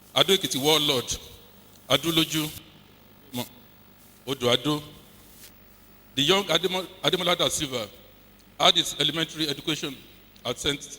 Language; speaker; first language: English; non-native, local second language; Yoruba